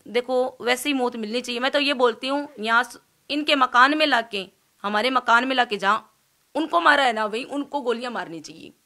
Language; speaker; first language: Hindi; native; Hindi